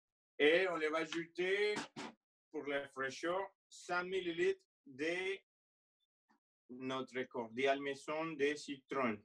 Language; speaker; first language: French; non-native, fluent; Spanish